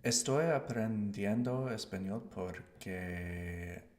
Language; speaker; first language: Spanish; non-native, learner; English